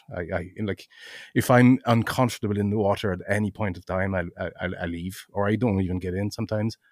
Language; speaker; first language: English; non-native, fluent; French